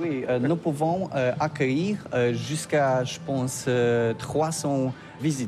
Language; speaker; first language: French; non-native, learner; Polish